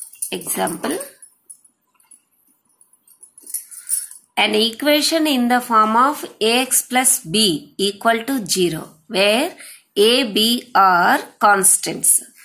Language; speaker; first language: English; non-native, local second language; Telugu